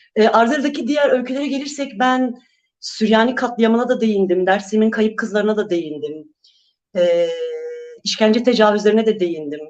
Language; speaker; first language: Turkish; non-native, local second language; Kurdish